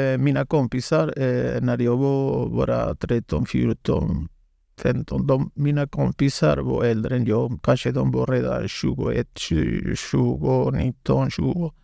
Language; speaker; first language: Swedish; non-native, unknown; Spanish